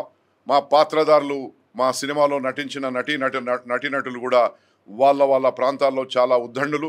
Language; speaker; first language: Telugu; native; Telugu